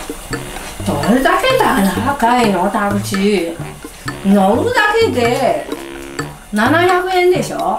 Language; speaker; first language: Japanese; non-native, fluent; Chinese